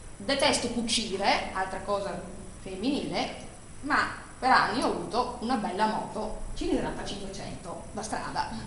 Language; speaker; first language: Italian; early bilingual, heritage; Italian